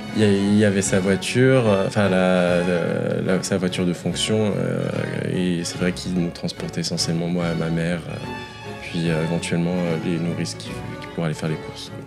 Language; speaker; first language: French; non-native, local second language; Arabic